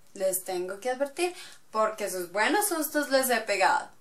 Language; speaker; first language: Spanish; native; Spanish